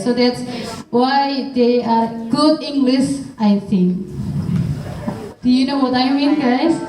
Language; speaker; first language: English; non-native, fluent; Indonesian